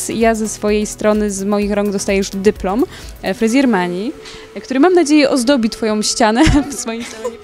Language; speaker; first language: Polish; native; Polish